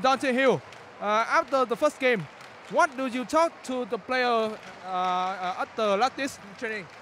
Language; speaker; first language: English; non-native, learner; Vietnamese